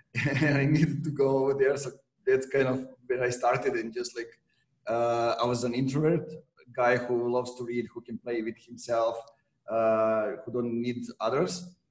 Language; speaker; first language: English; non-native, fluent; Serbian